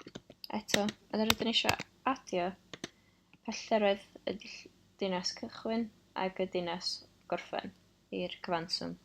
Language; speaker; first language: Welsh; non-native, local second language; English